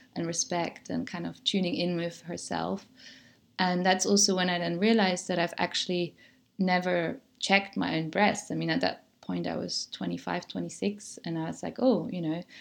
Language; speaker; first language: English; non-native, fluent; German